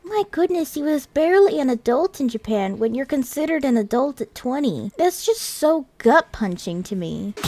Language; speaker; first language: English; native; English